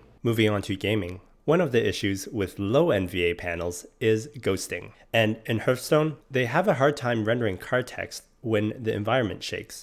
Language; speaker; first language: English; native; English